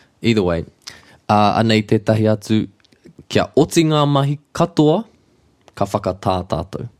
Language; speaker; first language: Māori; non-native, local second language; English